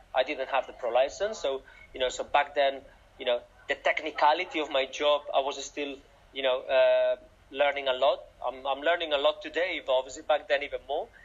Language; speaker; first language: English; non-native, fluent; Catalan